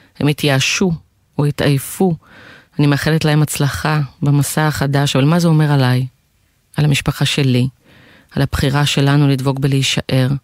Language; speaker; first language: Hebrew; non-native, fluent; Russian